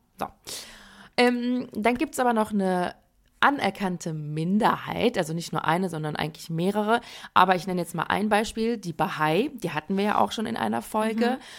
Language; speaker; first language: German; early bilingual, other home language; Persian